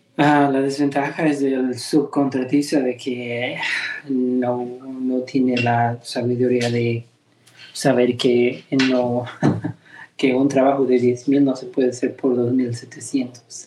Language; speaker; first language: Spanish; early bilingual, heritage; Spanish